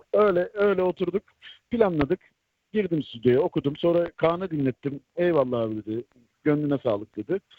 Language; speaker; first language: Turkish; native; Turkish